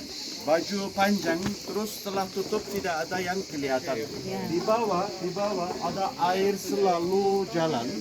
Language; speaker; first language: Indonesian; non-native, learner; Turkish